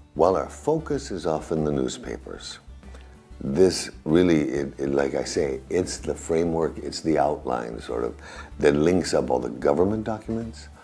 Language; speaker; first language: English; native; English